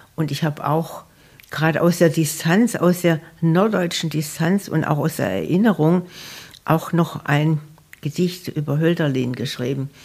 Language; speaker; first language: German; native; German